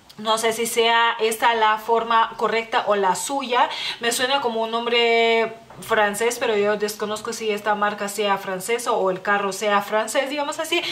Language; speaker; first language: Spanish; non-native, fluent; Lithuanian